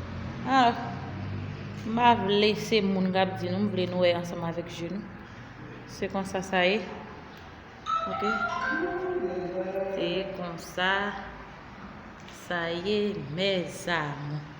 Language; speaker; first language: French; non-native, learner; Haitian Creole